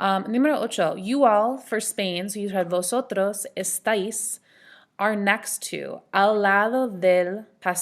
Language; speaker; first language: Spanish; non-native, fluent; English